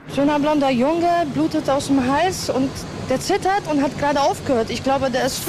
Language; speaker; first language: German; native; German